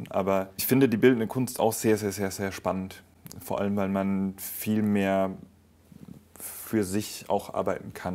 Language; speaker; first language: German; native; German